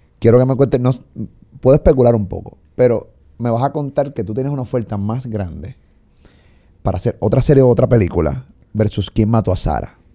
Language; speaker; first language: Spanish; native; Spanish